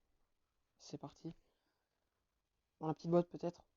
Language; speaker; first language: French; native; French